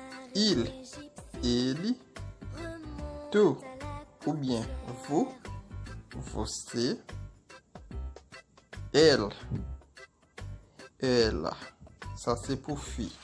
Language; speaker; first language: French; non-native, local second language; Haitian Creole